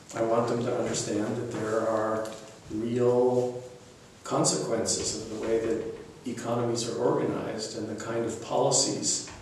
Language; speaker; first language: English; native; English